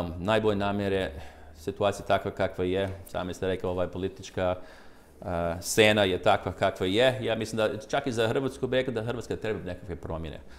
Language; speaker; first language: Croatian; early bilingual, heritage; Croatian